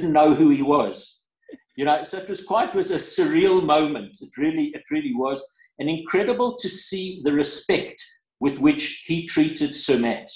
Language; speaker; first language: English; native; English